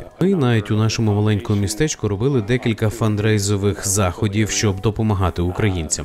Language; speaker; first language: Ukrainian; native; Ukrainian